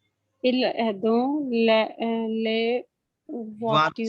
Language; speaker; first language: French; non-native, learner; Hindi